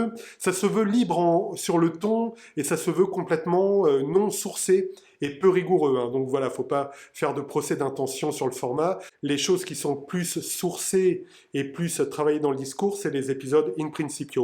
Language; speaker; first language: French; native; French